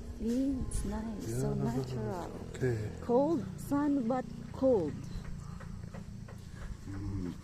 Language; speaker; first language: English; non-native, local second language; Cebuano